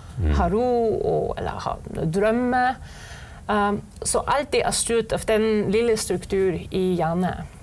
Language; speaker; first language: Norwegian; non-native, fluent; German